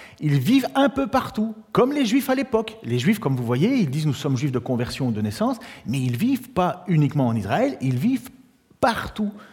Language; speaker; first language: French; native; French